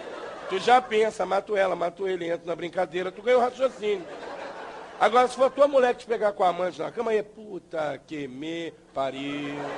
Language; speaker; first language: Portuguese; native; Portuguese